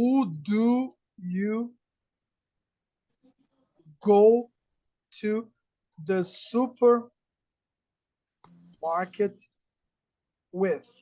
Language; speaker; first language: English; non-native, fluent; Portuguese